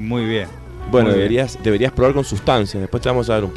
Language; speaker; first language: Spanish; native; Spanish